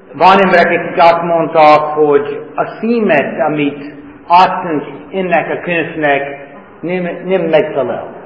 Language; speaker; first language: Hungarian; non-native, fluent; English